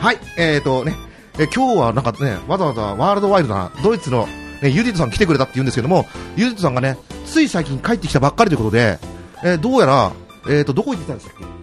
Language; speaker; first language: Japanese; native; Japanese